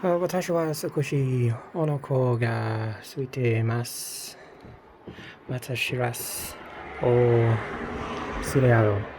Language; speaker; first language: Japanese; non-native, learner; English